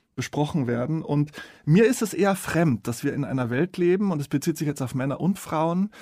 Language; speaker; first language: German; native; German